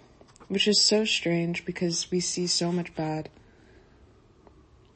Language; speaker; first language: English; native; English